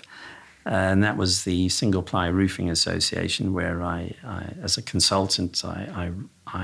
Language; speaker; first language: English; native; English